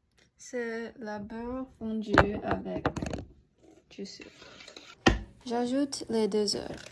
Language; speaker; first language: French; non-native, learner; English